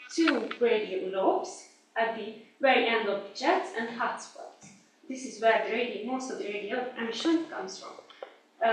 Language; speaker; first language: English; non-native, fluent; Hungarian